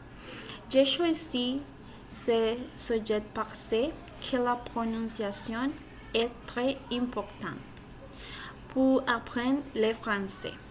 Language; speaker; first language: French; non-native, learner; Spanish